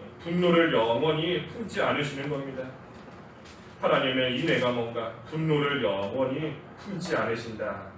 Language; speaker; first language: Korean; native; Korean